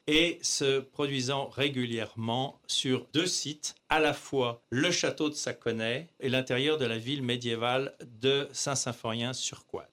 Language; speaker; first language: French; native; French